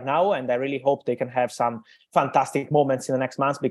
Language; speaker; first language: English; non-native, fluent; Italian